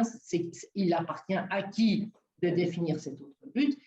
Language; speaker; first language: French; native; French